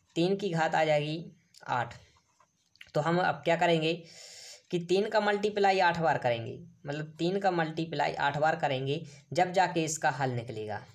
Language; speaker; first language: Hindi; native; Hindi